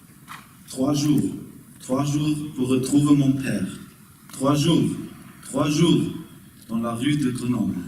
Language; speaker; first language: French; non-native, learner; German